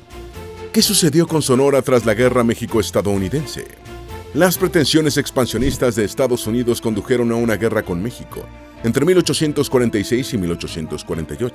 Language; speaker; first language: Spanish; native; Spanish